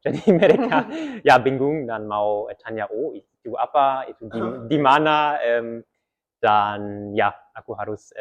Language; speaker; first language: Indonesian; early bilingual, heritage; German